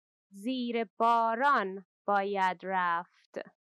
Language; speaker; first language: Persian; native; Persian